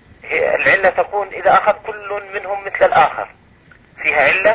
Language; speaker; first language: Arabic; native; Arabic